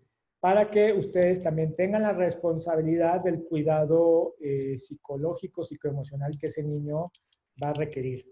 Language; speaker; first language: Spanish; native; Spanish